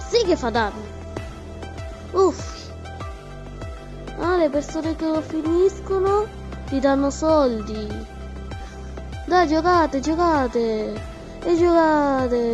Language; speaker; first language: Italian; early bilingual, other home language; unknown